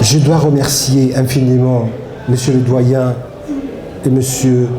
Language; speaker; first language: French; non-native, fluent; Arabic